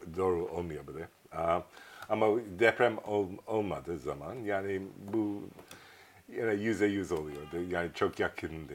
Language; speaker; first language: Turkish; non-native, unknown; English